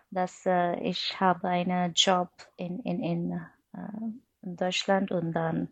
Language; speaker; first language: German; non-native, fluent; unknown